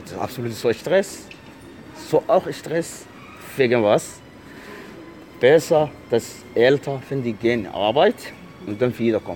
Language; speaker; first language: German; non-native, learner; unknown